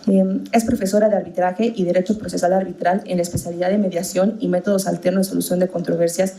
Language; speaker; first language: Spanish; native; Spanish